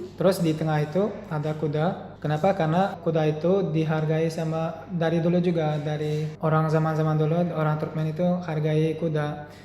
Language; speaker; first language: Indonesian; non-native, fluent; Turkmen